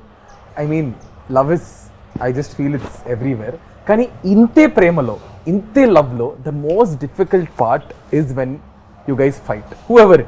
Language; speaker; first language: Telugu; native; Telugu